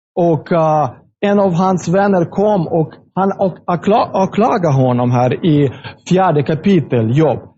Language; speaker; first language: Swedish; non-native, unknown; Russian